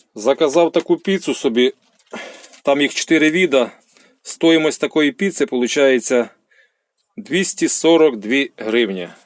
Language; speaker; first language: Ukrainian; non-native, local second language; Russian